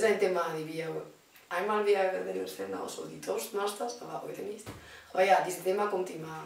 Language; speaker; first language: German; non-native, learner; Spanish